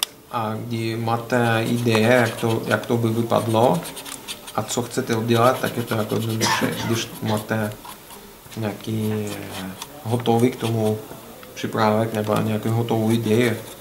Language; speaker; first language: Czech; non-native, learner; Russian